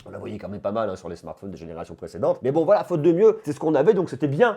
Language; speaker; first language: French; native; French